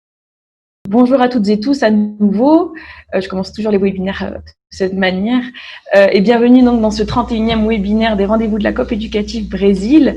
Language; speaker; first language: French; native; French